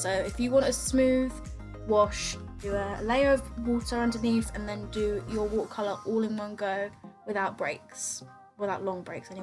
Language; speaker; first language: English; native; English